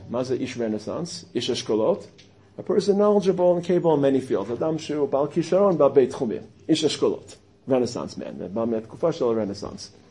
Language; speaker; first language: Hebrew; non-native, fluent; English